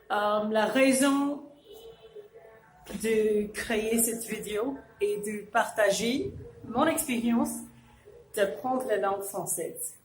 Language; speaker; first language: French; non-native, fluent; Urdu